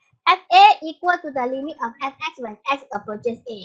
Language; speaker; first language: English; non-native, local second language; Malay